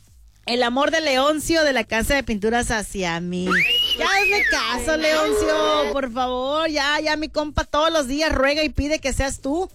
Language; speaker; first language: Spanish; native; Spanish